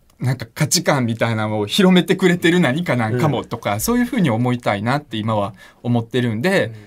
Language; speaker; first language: Japanese; early bilingual, other home language; Russian